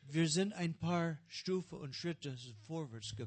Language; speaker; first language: German; non-native, learner; English